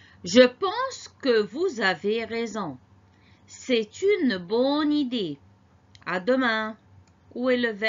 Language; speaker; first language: French; non-native, fluent; Arabic